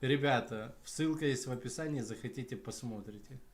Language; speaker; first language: Russian; native; Russian